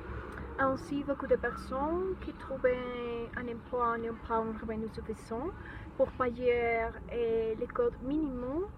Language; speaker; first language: French; non-native, learner; Spanish